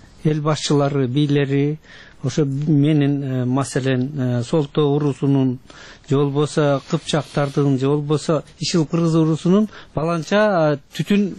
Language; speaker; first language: Kyrgyz; native; Kyrgyz